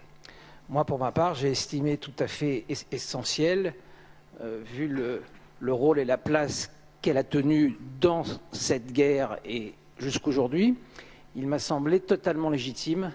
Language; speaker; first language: French; native; French